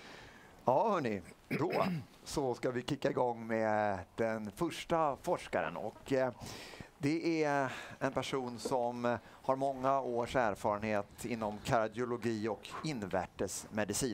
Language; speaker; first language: Swedish; native; Swedish